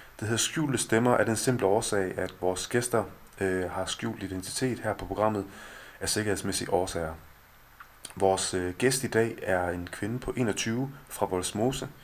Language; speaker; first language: Danish; early bilingual, other home language; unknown